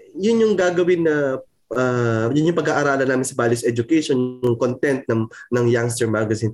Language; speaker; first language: Filipino; non-native, local second language; Pampanga